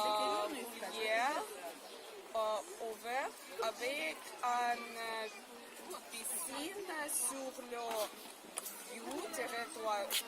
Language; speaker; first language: French; non-native, learner; Russian